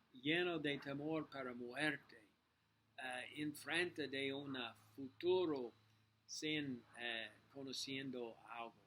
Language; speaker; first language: Spanish; non-native, learner; English